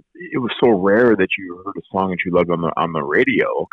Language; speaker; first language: English; native; English